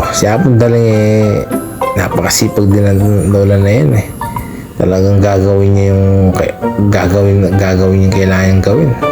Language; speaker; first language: Filipino; non-native, local second language; Pampanga